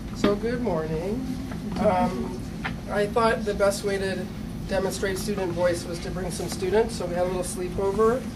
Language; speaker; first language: English; native; English